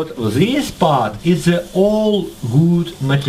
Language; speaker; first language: English; non-native, learner; Russian